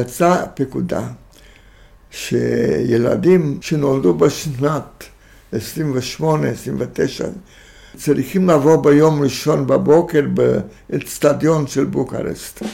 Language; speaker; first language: Hebrew; non-native, fluent; Romanian